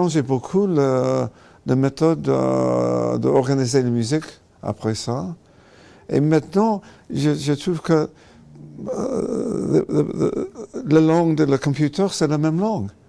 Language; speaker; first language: French; non-native, learner; English